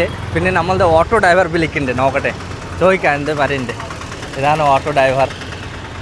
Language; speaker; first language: Malayalam; non-native, learner; Bangla